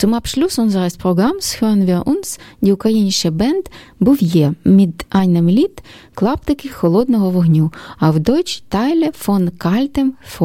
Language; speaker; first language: German; non-native, learner; Ukrainian